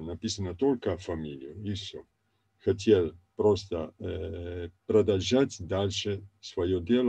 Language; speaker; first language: Russian; non-native, fluent; Italian